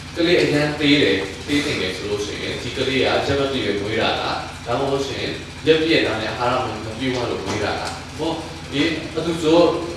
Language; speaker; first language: Burmese; non-native, local second language; Hakha Chin